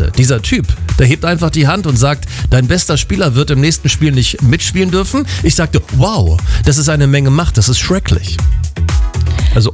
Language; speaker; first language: German; native; German